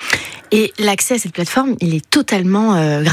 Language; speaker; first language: French; native; French